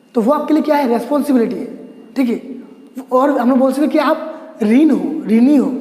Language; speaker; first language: Hindi; non-native, local second language; Bangla